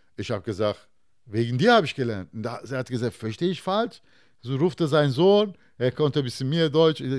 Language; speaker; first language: German; non-native, fluent; Turkish